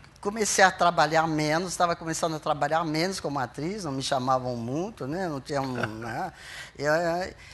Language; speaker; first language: Portuguese; non-native, fluent; French